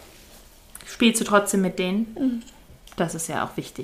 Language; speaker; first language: German; native; German